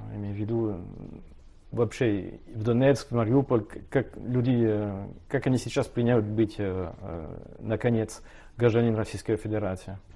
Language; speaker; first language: Russian; non-native, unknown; French